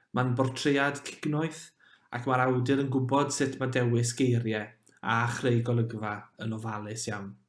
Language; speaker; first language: Welsh; native; Welsh